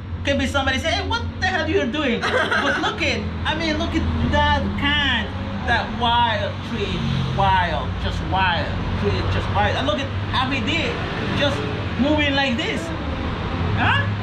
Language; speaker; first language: English; non-native, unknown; Spanish